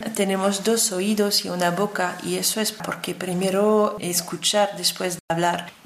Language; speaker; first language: Spanish; non-native, fluent; French